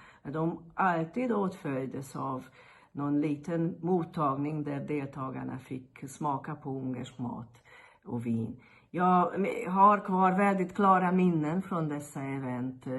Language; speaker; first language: Swedish; non-native, fluent; Hungarian